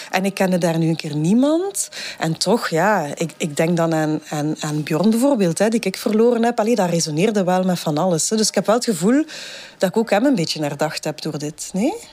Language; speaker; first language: Dutch; native; Dutch